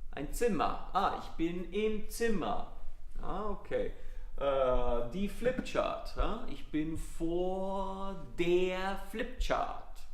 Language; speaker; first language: German; non-native, fluent; Italian